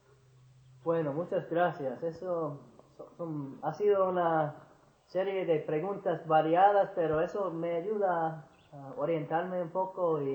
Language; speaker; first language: Spanish; non-native, fluent; English